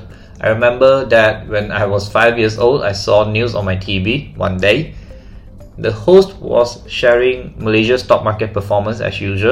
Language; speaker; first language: English; non-native, local second language; Chinese